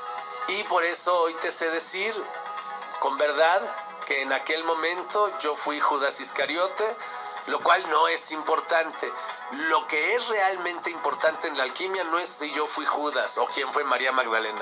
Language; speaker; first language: Spanish; native; Spanish